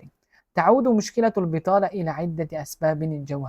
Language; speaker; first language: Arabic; non-native, fluent; Uzbek